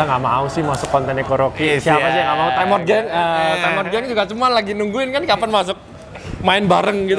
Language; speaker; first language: Indonesian; native; Indonesian